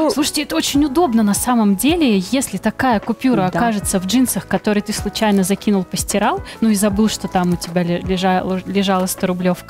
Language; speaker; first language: Russian; native; Russian